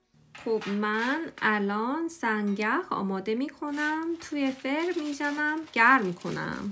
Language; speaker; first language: Persian; non-native, learner; Korean